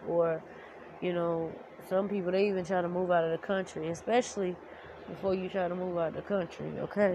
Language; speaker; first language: English; native; English